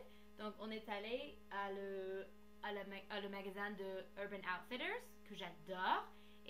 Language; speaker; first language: French; non-native, learner; English